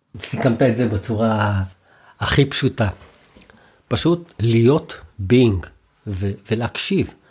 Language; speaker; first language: Hebrew; native; Hebrew